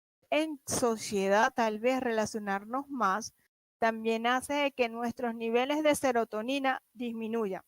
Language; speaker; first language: Spanish; native; Spanish